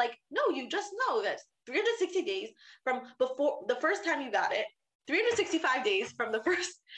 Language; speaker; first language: English; native; English